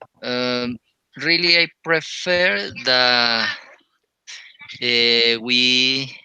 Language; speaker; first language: English; non-native, learner; Spanish